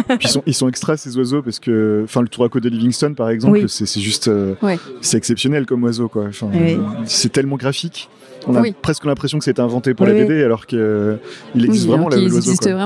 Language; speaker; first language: French; native; French